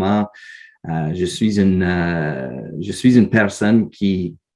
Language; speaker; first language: French; non-native, learner; English